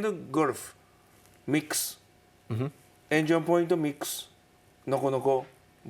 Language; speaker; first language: English; non-native, learner; Japanese